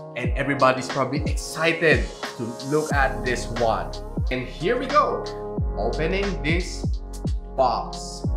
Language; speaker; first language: English; non-native, local second language; Filipino